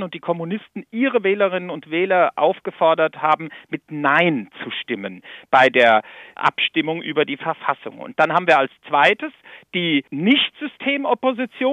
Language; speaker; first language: German; native; German